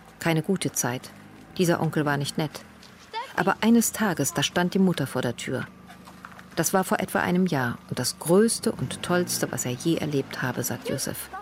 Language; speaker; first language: German; native; German